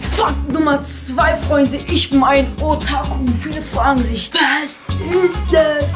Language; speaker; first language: German; early bilingual, other home language; Kurdish